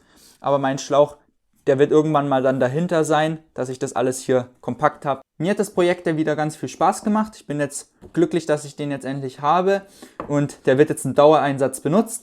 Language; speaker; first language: German; native; German